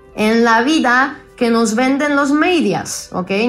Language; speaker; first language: Spanish; non-native, fluent; Polish